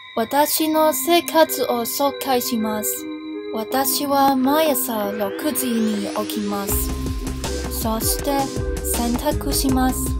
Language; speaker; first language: Japanese; non-native, learner; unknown